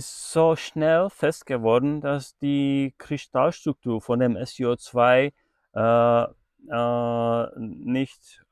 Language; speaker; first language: German; non-native, fluent; Czech